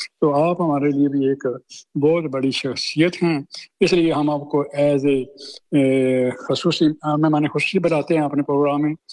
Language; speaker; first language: Urdu; non-native, local second language; Punjabi